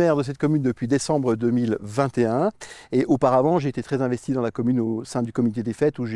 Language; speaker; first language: French; native; French